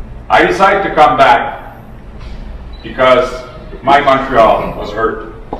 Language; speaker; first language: English; non-native, fluent; French